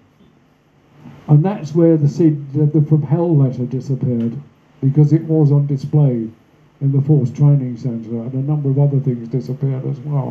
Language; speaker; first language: English; native; English